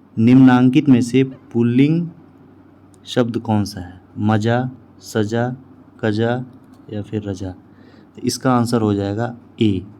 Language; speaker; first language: Hindi; native; Hindi